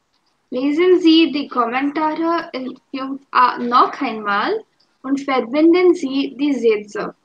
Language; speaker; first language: German; non-native, fluent; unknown